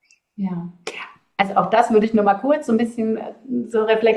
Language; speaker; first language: German; native; German